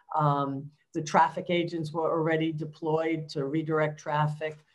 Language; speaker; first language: English; native; English